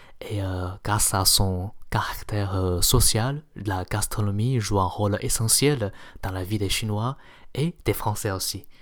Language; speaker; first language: French; non-native, fluent; Chinese